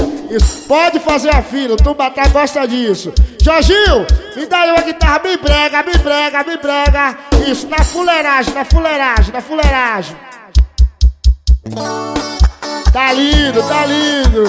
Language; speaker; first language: Portuguese; native; Portuguese